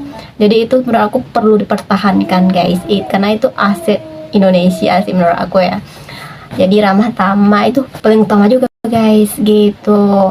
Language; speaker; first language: Indonesian; native; Indonesian